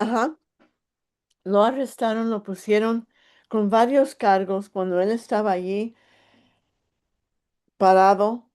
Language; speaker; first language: Spanish; early bilingual, heritage; English